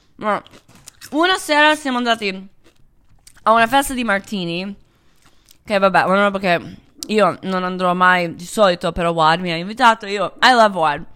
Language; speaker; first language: Italian; non-native, fluent; Croatian